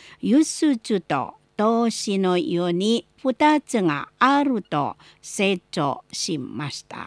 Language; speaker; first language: Japanese; non-native, learner; Indonesian